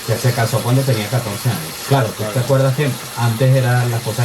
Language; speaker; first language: Spanish; native; Spanish